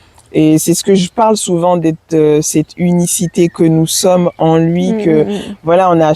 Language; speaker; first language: French; native; French